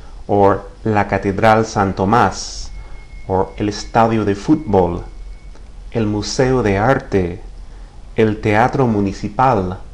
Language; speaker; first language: Spanish; non-native, fluent; English